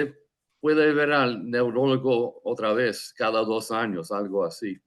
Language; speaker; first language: Spanish; non-native, fluent; English